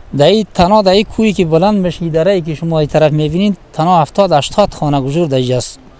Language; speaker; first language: Persian; non-native, local second language; Gujari